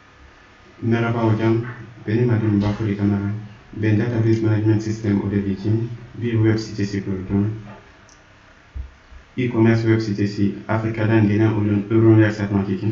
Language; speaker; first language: Turkish; non-native, learner; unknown